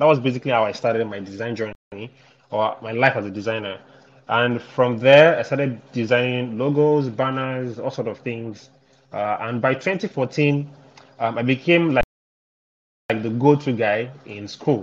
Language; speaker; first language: English; non-native, local second language; Yoruba